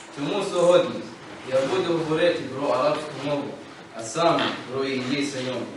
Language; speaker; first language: Ukrainian; non-native, learner; Arabic